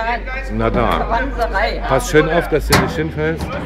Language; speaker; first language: German; native; German